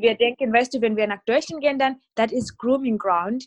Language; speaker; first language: German; non-native, fluent; North Ndebele